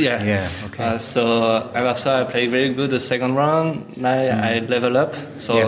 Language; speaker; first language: English; non-native, learner; French